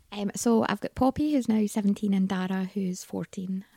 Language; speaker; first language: English; native; English